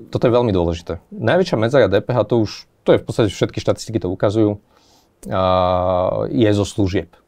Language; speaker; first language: Slovak; native; Slovak